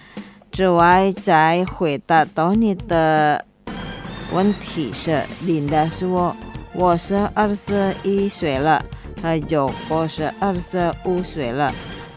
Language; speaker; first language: Chinese; non-native, fluent; Indonesian